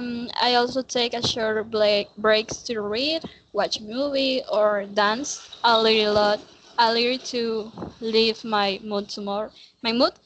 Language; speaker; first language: English; non-native, learner; Spanish